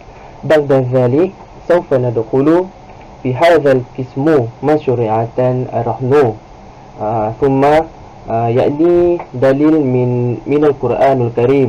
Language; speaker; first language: Arabic; non-native, learner; Malay